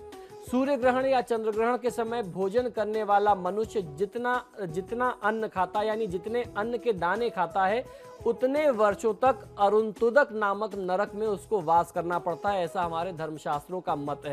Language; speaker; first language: Hindi; native; Hindi